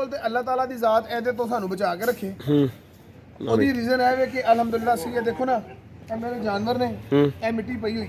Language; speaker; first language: Punjabi; native; Punjabi